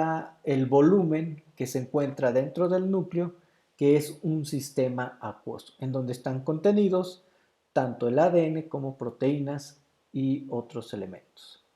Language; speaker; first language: Spanish; native; Spanish